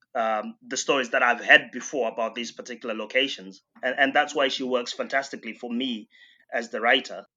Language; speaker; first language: English; non-native, local second language; Shona